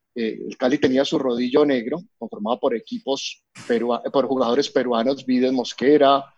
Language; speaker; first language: Spanish; native; Spanish